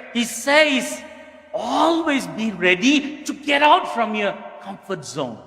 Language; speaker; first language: English; non-native, local second language; Tamil